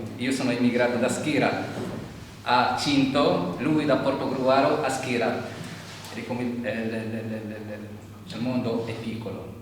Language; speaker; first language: Italian; non-native, fluent; Arabic